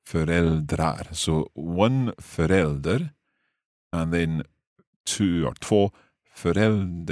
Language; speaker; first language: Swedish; non-native, learner; English